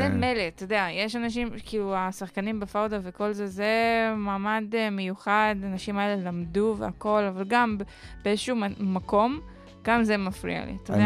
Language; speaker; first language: Hebrew; non-native, local second language; Arabic